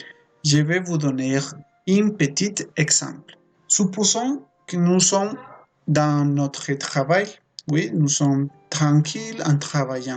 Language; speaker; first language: French; non-native, fluent; Spanish